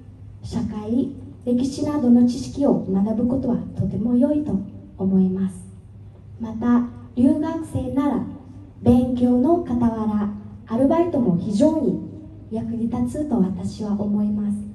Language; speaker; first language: Japanese; non-native, fluent; Vietnamese